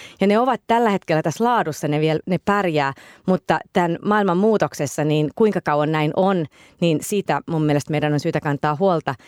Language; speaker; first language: Finnish; native; Finnish